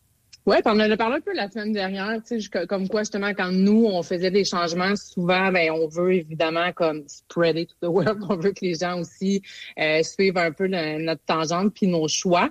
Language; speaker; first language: French; native; French